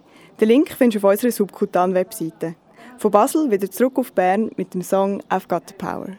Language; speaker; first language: German; native; German